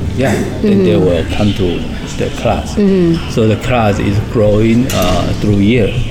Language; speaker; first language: English; non-native, fluent; Chinese